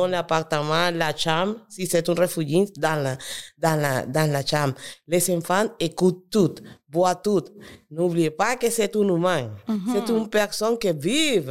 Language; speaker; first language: French; non-native, learner; Spanish